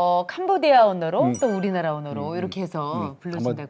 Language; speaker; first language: Korean; native; Korean